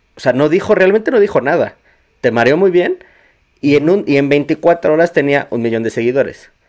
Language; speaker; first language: Spanish; native; Spanish